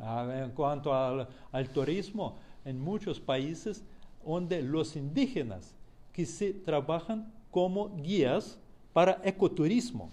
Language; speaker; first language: Spanish; non-native, fluent; Russian